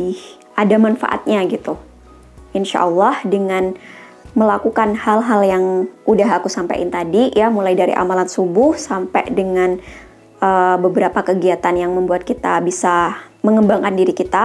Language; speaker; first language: Indonesian; native; Indonesian